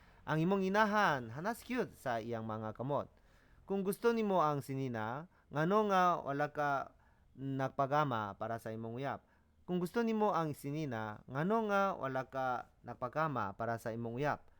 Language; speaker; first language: Cebuano; non-native, learner; Korean